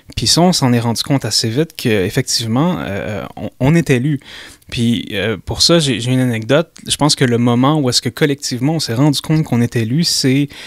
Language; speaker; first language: French; native; French